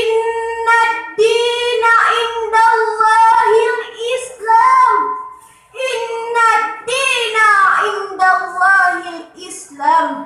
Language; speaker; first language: Arabic; non-native, learner; Achinese